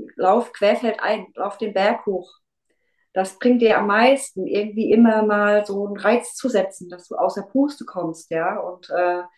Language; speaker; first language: German; native; German